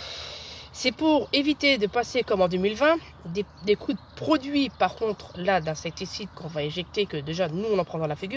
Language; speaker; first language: French; native; French